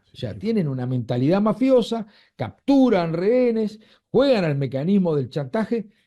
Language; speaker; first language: Spanish; native; Spanish